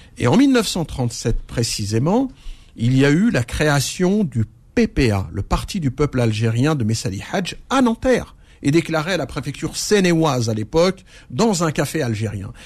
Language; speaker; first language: French; early bilingual, other home language; Arabic